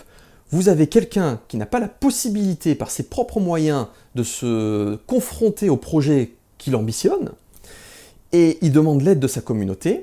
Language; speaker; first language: French; native; French